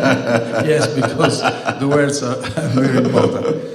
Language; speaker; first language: English; non-native, fluent; Italian